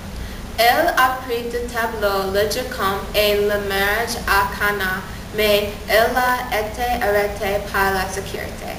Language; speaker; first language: French; non-native, learner; English